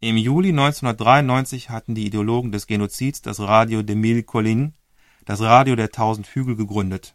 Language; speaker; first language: German; native; German